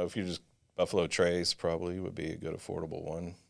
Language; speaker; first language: English; native; English